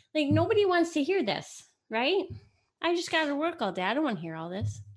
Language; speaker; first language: English; early bilingual, other home language; Italian